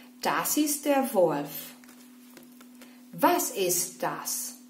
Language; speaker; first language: German; non-native, fluent; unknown